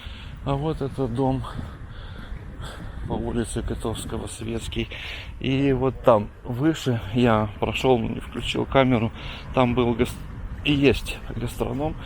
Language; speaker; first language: Russian; native; Russian